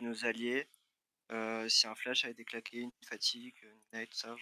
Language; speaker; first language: French; native; French